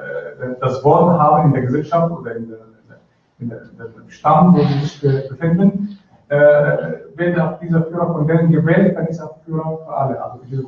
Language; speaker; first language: German; non-native, fluent; Arabic